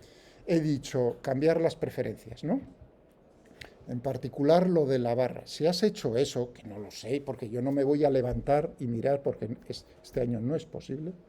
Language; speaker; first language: Spanish; native; Spanish